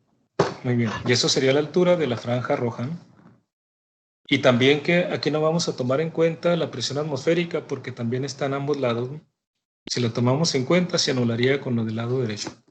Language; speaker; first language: Spanish; native; Spanish